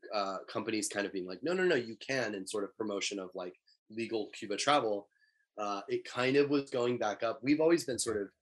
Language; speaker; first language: English; native; English